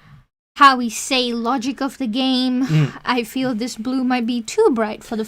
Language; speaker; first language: English; native; English